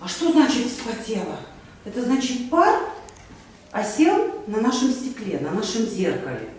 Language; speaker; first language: Russian; native; Russian